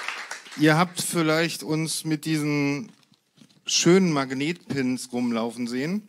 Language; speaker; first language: German; native; German